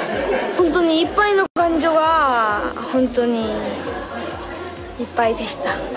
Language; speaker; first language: Japanese; non-native, learner; Korean